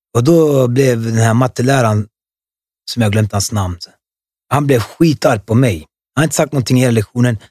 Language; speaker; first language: Swedish; early bilingual, other home language; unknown